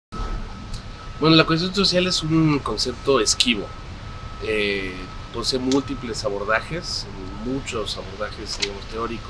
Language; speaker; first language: Spanish; native; Spanish